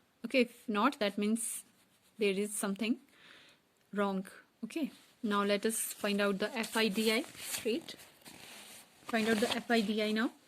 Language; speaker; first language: English; non-native, local second language; Hindi